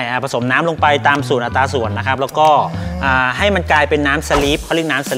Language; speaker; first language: Thai; native; Thai